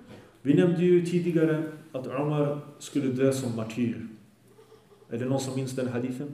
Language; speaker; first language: Swedish; early bilingual, other home language; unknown